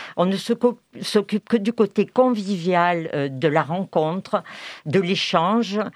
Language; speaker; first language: French; native; French